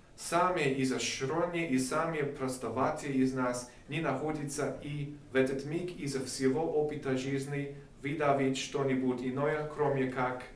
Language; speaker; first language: Russian; non-native, fluent; English